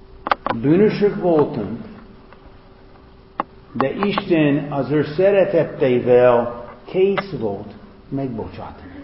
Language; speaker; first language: Hungarian; non-native, fluent; English